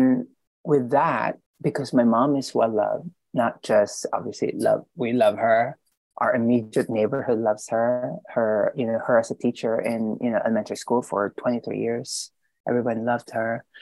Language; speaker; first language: English; non-native, local second language; Filipino